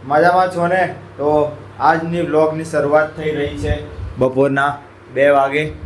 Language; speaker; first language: Gujarati; early bilingual, other home language; Hindi